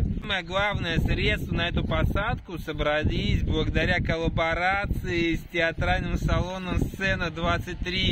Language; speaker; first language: Russian; native; Russian